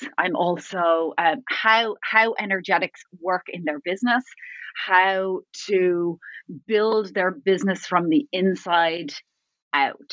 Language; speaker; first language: English; native; English